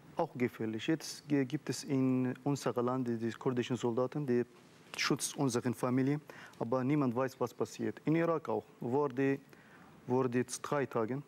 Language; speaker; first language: German; non-native, learner; Arabic